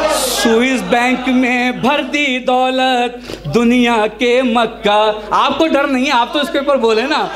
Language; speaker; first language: Urdu; native; Urdu